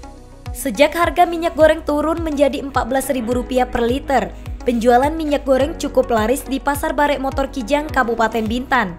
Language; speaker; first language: Indonesian; native; Indonesian